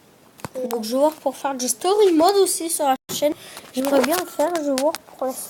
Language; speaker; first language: French; native; French